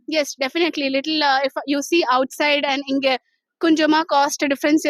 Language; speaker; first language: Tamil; non-native, learner; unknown